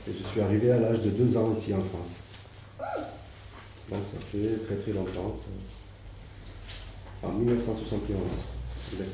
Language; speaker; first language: French; early bilingual, other home language; Arabic